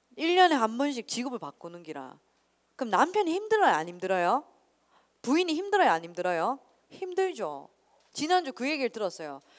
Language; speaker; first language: Korean; native; Korean